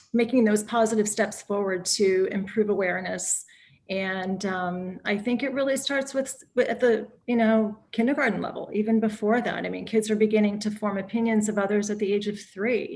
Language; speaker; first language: English; native; English